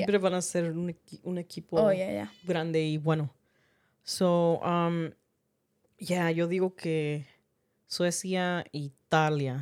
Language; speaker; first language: Spanish; early bilingual, heritage; Spanish